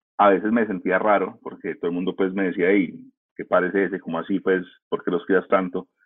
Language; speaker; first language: Spanish; early bilingual, heritage; Spanish